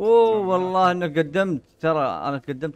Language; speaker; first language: Arabic; native; Arabic